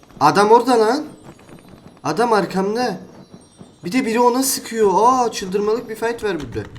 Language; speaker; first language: Turkish; native; Turkish